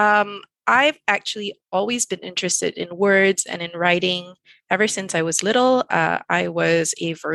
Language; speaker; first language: English; non-native, local second language; Malay